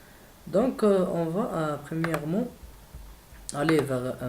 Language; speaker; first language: French; non-native, learner; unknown